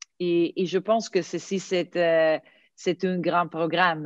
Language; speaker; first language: French; non-native, fluent; Italian